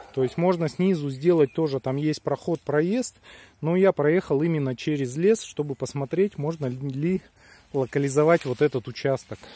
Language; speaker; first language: Russian; native; Russian